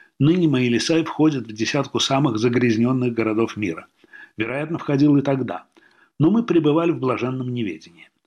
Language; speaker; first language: Russian; native; Russian